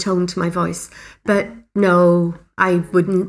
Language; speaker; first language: English; native; English